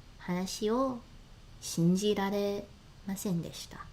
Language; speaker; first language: Japanese; non-native, learner; English